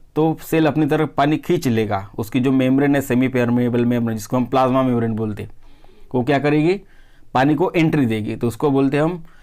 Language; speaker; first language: Hindi; non-native, local second language; Marathi